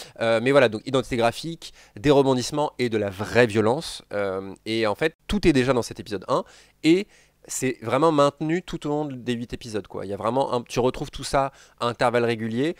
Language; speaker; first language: French; native; French